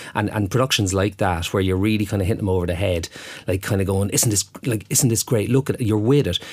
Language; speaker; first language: English; native; English